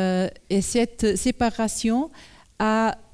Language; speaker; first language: French; non-native, learner; Portuguese